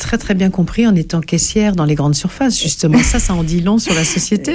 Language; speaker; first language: French; native; French